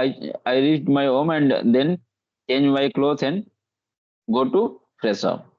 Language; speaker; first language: English; non-native, learner; Hindi